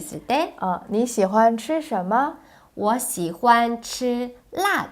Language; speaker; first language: Chinese; non-native, fluent; Korean